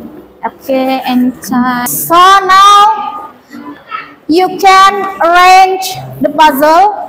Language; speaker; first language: English; non-native, learner; Indonesian